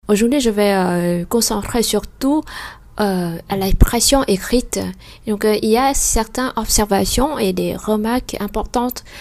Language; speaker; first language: French; non-native, fluent; Vietnamese